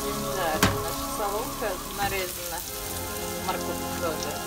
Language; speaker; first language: Russian; non-native, learner; Tajik